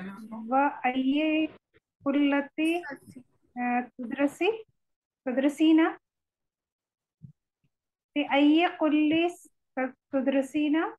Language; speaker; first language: Arabic; non-native, learner; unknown